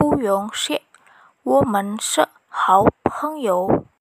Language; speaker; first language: Chinese; non-native, learner; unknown